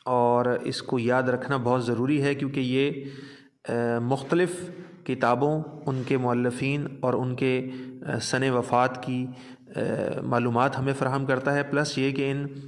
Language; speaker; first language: Urdu; non-native, local second language; Punjabi